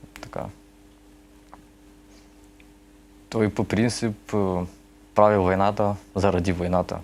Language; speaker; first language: Bulgarian; early bilingual, heritage; Russian